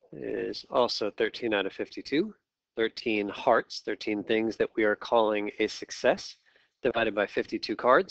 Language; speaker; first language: English; native; English